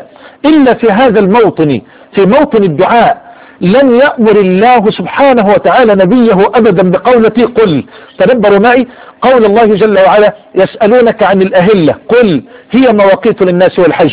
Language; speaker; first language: Arabic; native; Arabic